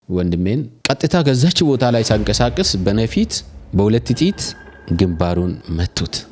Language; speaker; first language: Amharic; non-native, local second language; Wolaytta